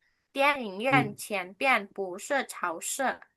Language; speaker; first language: Chinese; non-native, fluent; Indonesian